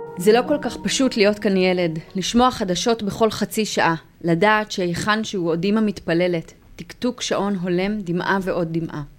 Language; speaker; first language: Hebrew; native; Hebrew